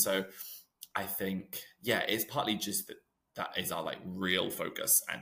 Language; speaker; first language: English; native; English